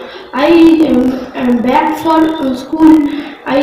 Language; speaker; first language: English; non-native, learner; Bangla